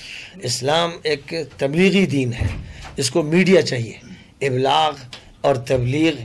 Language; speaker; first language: Urdu; native; Urdu